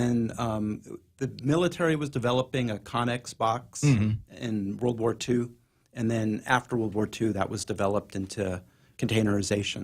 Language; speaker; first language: English; native; English